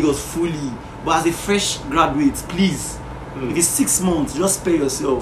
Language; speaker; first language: English; non-native, local second language; Yoruba